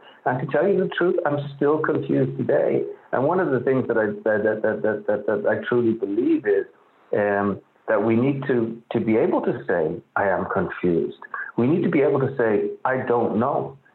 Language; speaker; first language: English; native; English